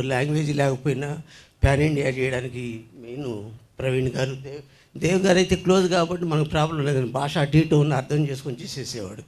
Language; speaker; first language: Telugu; native; Telugu